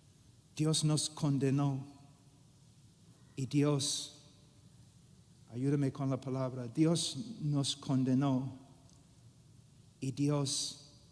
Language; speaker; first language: Spanish; non-native, fluent; English